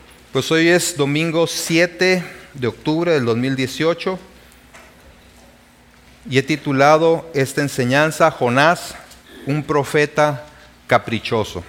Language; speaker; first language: Spanish; native; Spanish